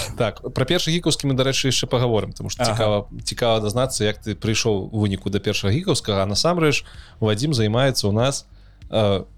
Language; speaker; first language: Belarusian; native; Belarusian